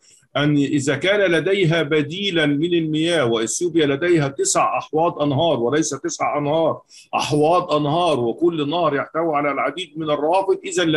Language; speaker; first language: Arabic; native; Arabic